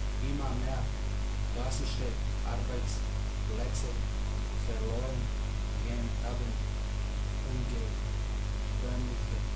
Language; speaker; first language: German; non-native, learner; Serbian